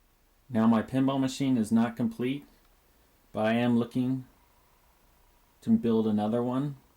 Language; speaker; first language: English; native; English